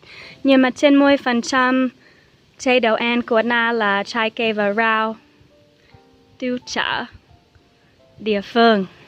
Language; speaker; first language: Vietnamese; non-native, fluent; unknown